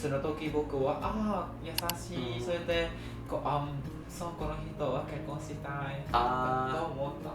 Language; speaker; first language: Japanese; non-native, learner; Vietnamese